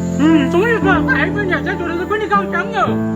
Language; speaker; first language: Chinese; native; Chinese